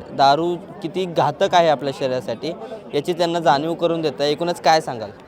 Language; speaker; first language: Marathi; native; Marathi